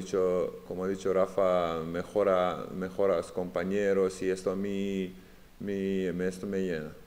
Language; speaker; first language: Spanish; non-native, fluent; Serbian